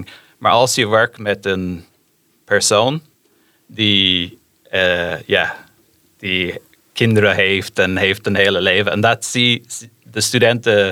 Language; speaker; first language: Dutch; non-native, fluent; English